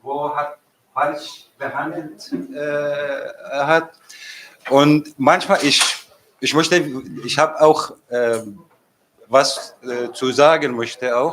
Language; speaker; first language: German; non-native, learner; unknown